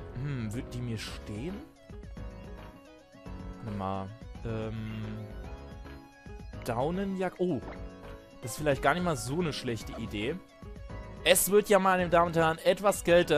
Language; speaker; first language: German; native; German